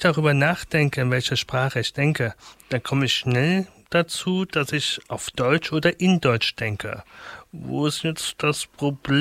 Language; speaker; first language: German; native; German